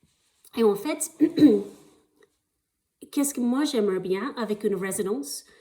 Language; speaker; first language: French; non-native, fluent; English